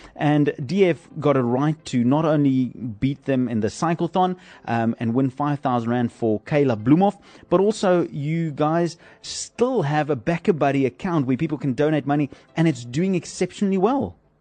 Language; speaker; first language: English; non-native, local second language; Afrikaans